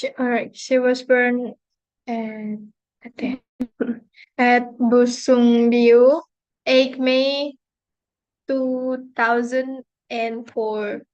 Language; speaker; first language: English; non-native, fluent; Indonesian